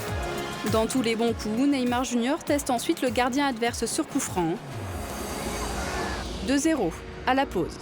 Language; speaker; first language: French; native; French